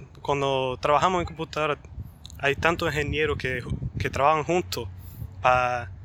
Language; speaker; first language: Spanish; early bilingual, heritage; Spanish